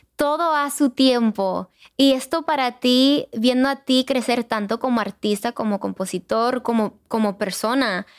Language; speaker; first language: Spanish; early bilingual, heritage; Spanish